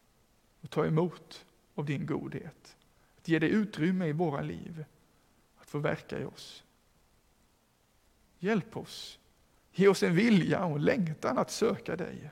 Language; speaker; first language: Swedish; native; Swedish